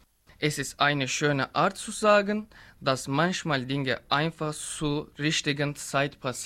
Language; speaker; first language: German; non-native, learner; Turkish